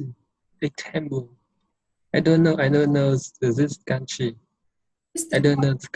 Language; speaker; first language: English; non-native, learner; Vietnamese